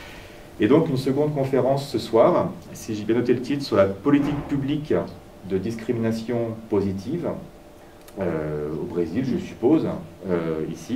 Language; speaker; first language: French; native; French